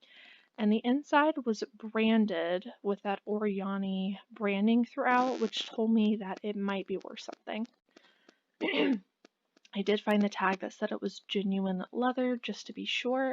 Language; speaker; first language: English; native; English